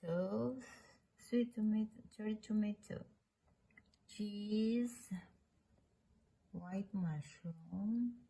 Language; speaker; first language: English; non-native, learner; Filipino